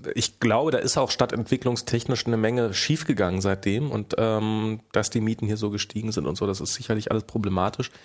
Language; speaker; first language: German; native; German